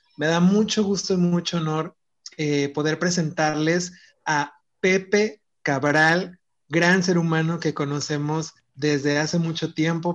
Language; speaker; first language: Spanish; native; Spanish